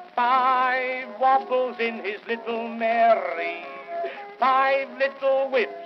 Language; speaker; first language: English; native; English